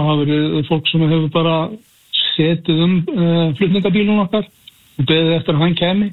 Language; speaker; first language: Icelandic; native; Icelandic